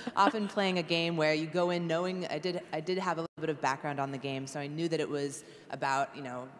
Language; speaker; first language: English; native; English